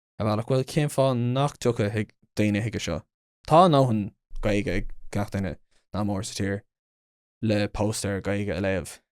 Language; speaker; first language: Irish; non-native, local second language; English